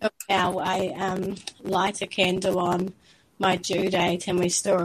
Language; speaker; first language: English; native; English